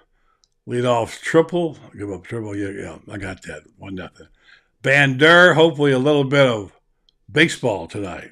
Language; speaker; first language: English; native; English